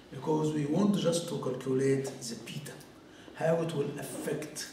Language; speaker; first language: English; non-native, fluent; Arabic